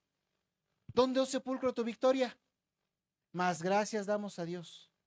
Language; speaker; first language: Spanish; native; Spanish